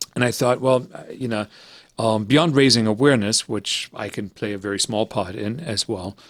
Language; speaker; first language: English; early bilingual, other home language; German